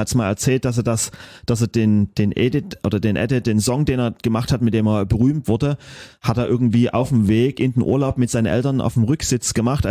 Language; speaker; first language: German; native; German